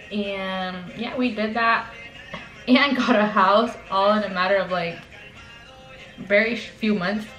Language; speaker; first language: English; early bilingual, other home language; Spanish